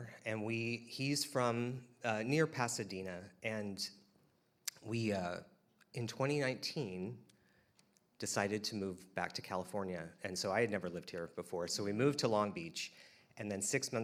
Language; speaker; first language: English; native; English